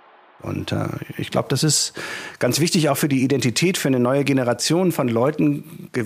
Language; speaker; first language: German; native; German